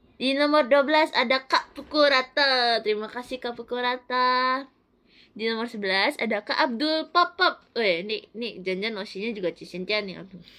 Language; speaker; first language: Indonesian; native; Indonesian